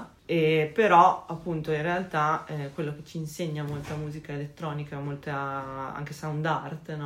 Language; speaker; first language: Italian; native; Italian